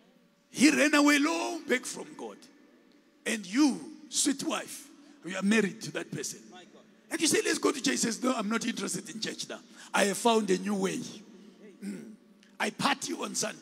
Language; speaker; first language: English; non-native, local second language; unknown